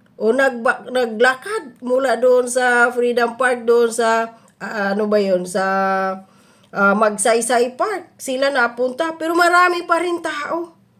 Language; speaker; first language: Filipino; native; Filipino